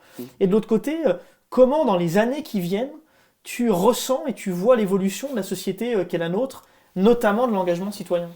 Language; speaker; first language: French; native; French